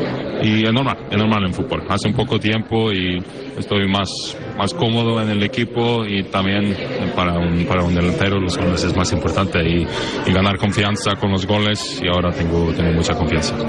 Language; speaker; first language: Spanish; non-native, learner; Norwegian